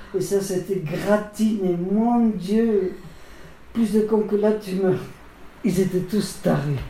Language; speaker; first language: French; non-native, local second language; Swiss German